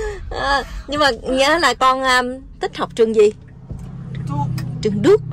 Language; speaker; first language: Vietnamese; native; Vietnamese